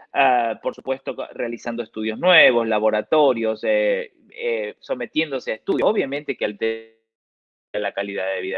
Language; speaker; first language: Spanish; native; Spanish